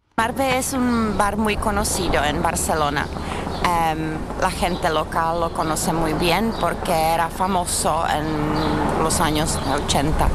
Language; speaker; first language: Spanish; non-native, fluent; Czech